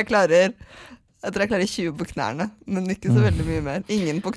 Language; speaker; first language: Norwegian; native; Norwegian